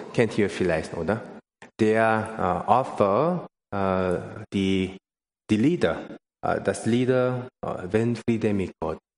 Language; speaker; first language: German; non-native, learner; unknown